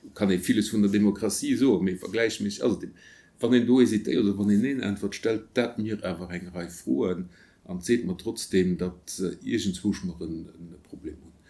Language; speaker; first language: Luxembourgish; native; Luxembourgish